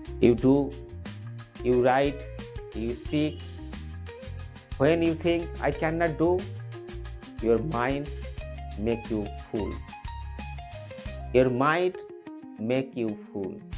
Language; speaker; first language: English; non-native, learner; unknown